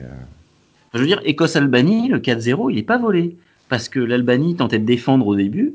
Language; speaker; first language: French; native; French